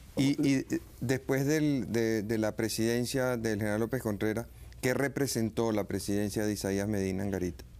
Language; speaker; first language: Spanish; native; Spanish